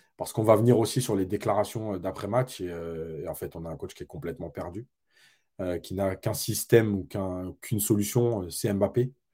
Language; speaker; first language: French; native; French